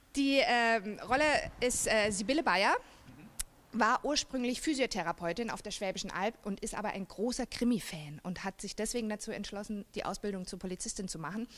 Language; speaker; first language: German; native; German